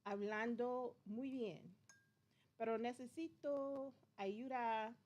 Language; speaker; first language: Spanish; non-native, learner; English